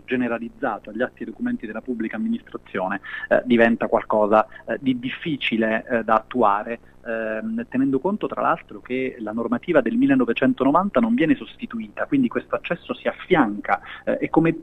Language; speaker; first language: Italian; native; Italian